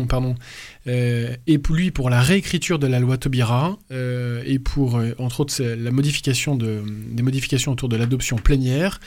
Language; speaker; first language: French; native; French